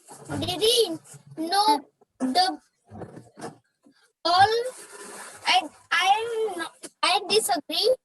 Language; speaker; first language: English; non-native, learner; Hindi